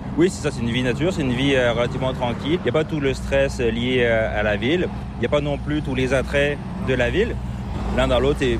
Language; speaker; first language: French; native; French